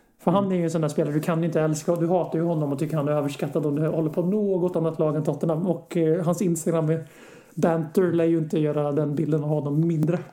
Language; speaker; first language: Swedish; native; Swedish